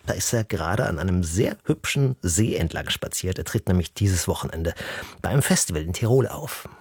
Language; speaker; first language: German; native; German